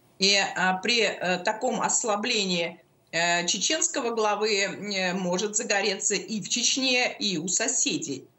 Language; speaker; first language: Russian; native; Russian